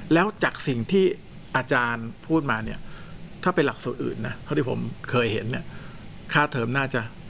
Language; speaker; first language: Thai; native; Thai